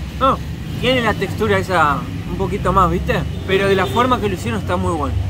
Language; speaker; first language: Spanish; native; Spanish